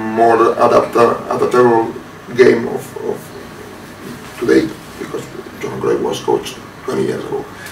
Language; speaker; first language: English; non-native, fluent; Spanish